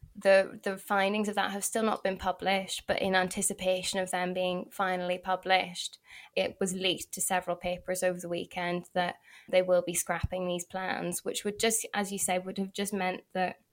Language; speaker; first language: English; native; English